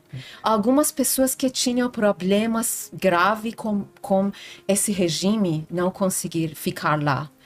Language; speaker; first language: Portuguese; non-native, learner; Persian